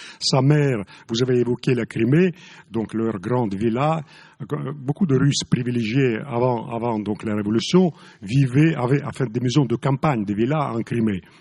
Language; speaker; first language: French; non-native, fluent; Russian